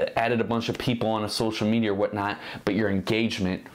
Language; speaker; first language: English; native; English